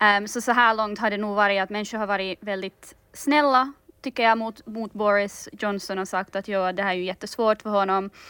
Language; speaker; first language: Swedish; native; Swedish